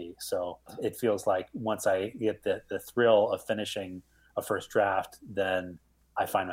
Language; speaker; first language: English; native; English